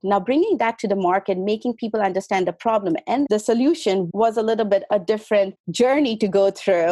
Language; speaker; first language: English; non-native, local second language; Hindi